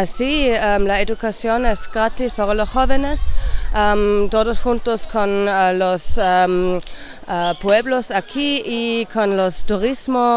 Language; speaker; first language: Spanish; non-native, learner; German